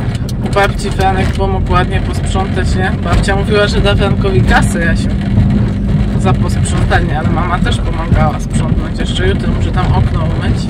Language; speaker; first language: Polish; native; Polish